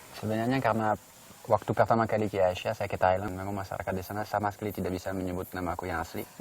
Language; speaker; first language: Indonesian; non-native, fluent; French